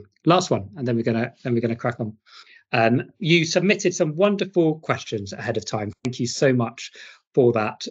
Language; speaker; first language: English; native; English